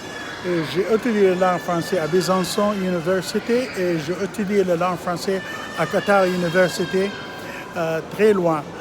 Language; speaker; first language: French; non-native, learner; Arabic